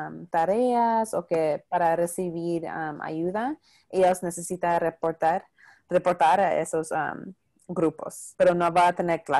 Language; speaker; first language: Spanish; non-native, local second language; English